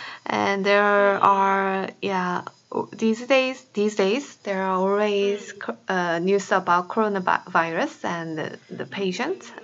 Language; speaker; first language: English; non-native, fluent; Korean